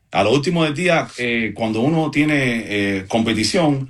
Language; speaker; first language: Spanish; early bilingual, heritage; Spanish